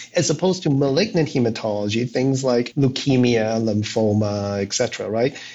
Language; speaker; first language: English; non-native, local second language; Cantonese